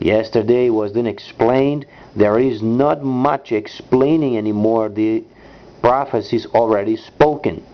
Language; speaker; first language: English; non-native, fluent; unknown